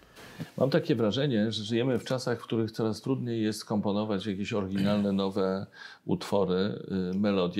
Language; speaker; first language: Polish; native; Polish